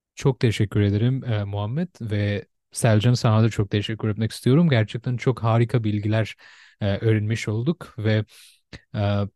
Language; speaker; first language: Turkish; non-native, fluent; Bangla